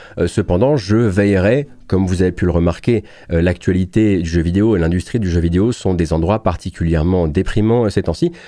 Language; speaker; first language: French; native; French